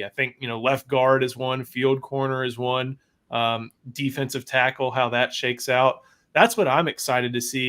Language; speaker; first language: English; native; English